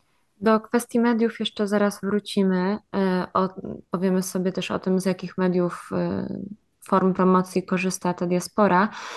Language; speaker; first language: Polish; native; Polish